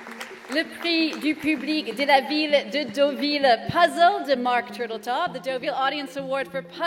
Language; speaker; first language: French; native; French